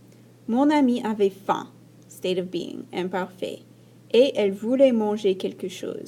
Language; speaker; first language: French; non-native, fluent; English